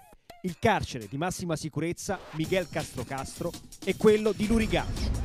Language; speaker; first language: Italian; native; Italian